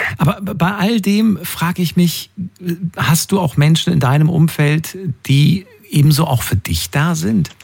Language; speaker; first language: German; native; German